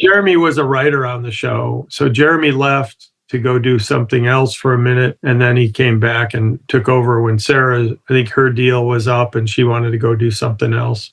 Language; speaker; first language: English; native; English